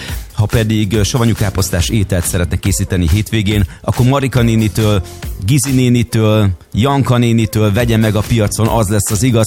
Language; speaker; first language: Hungarian; native; Hungarian